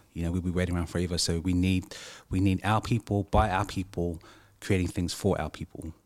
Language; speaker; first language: English; native; English